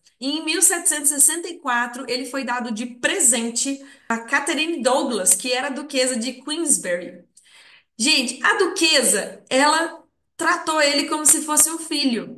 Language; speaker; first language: Portuguese; native; Portuguese